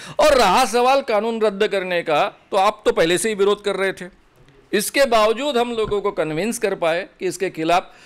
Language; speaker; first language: Hindi; non-native, local second language; Marathi